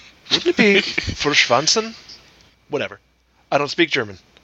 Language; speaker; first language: English; native; English